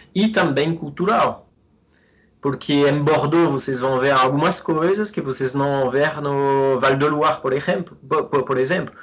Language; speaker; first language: Portuguese; non-native, fluent; French